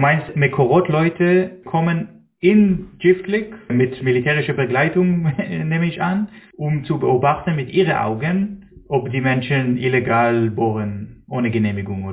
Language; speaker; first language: German; non-native, fluent; Hebrew